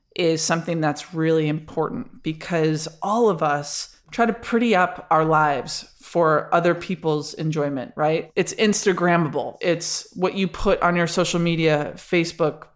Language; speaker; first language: English; native; English